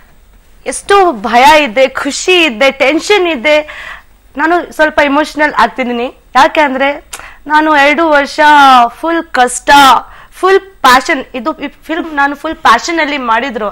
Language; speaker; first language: Kannada; non-native, local second language; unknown